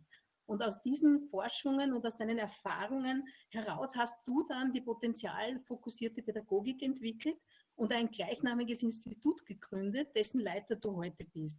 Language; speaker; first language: German; native; German